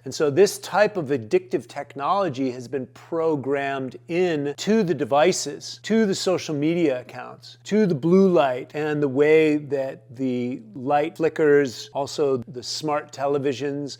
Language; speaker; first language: English; native; English